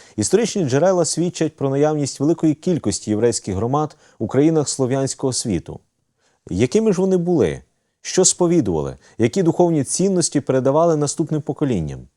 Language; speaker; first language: Ukrainian; native; Ukrainian